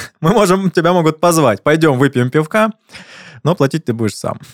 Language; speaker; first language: Russian; native; Russian